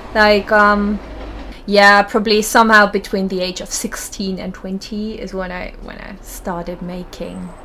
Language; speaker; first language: English; non-native, fluent; German